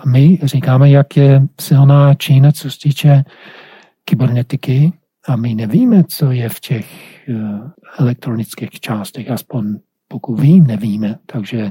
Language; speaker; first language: Czech; non-native, fluent; English